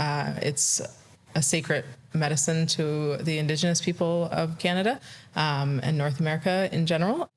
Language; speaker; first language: English; native; English